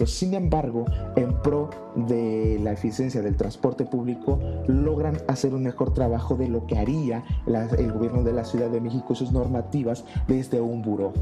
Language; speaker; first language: Spanish; native; Spanish